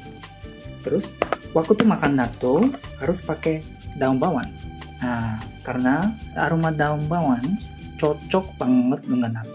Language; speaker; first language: Indonesian; non-native, learner; Japanese